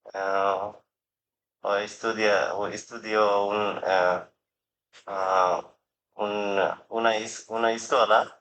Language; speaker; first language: Italian; non-native, learner; Bangla